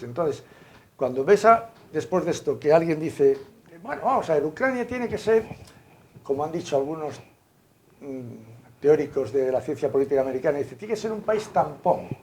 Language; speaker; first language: Spanish; native; Spanish